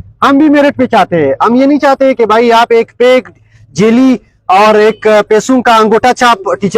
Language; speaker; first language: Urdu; non-native, local second language; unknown